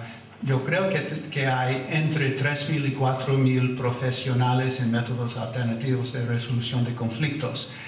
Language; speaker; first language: Spanish; non-native, fluent; English